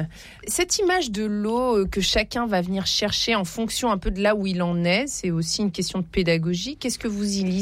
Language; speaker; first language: French; native; French